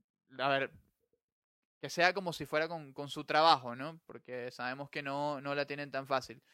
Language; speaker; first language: Spanish; native; Spanish